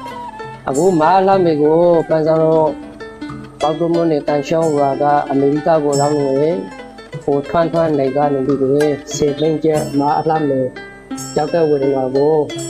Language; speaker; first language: Burmese; native; Burmese